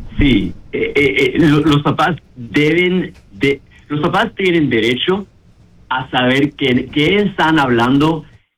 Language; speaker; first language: Spanish; early bilingual, heritage; Spanish